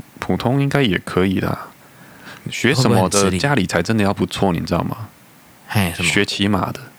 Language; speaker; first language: Chinese; native; Chinese